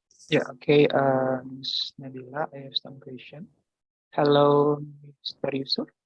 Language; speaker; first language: English; non-native, fluent; Indonesian